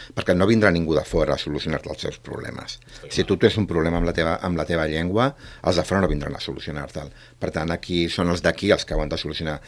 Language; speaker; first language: Catalan; non-native, local second language; Spanish